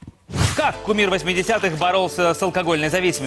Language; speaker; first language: Russian; native; Russian